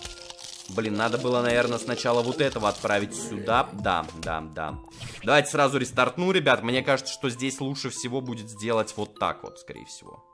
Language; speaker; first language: Russian; native; Russian